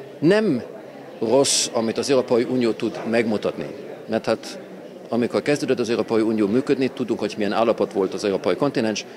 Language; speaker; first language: Hungarian; non-native, fluent; German